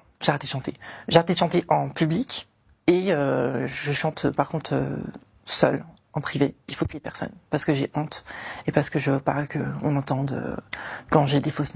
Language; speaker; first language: French; native; French